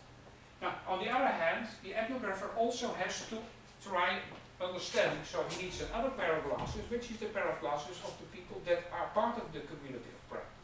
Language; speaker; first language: English; non-native, fluent; Dutch